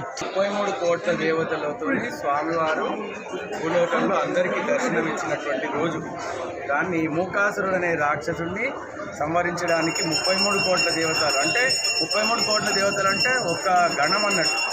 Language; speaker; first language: Telugu; native; Telugu